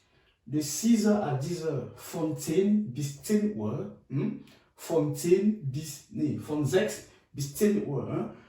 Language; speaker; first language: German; non-native, fluent; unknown